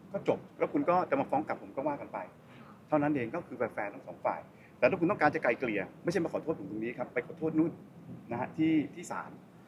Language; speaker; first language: Thai; native; Thai